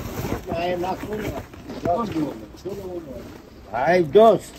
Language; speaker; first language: Spanish; non-native, learner; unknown